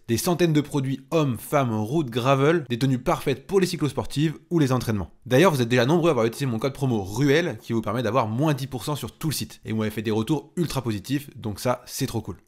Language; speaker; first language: French; native; French